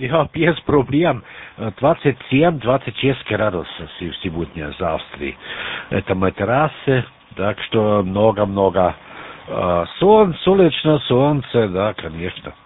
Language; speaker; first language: Russian; non-native, learner; German